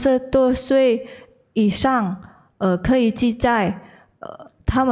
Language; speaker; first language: Chinese; non-native, learner; Indonesian